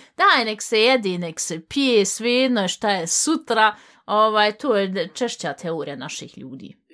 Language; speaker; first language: Bosnian; early bilingual, heritage; Bosnian